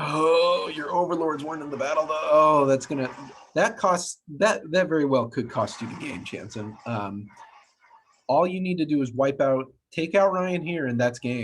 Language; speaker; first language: English; native; English